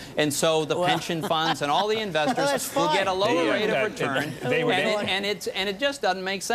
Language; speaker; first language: English; native; English